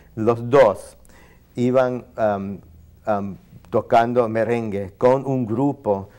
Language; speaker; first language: Spanish; non-native, fluent; English